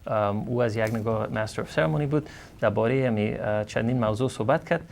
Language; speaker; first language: Persian; native; Persian